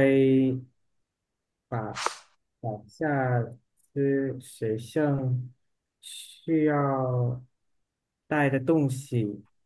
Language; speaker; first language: Chinese; non-native, learner; Vietnamese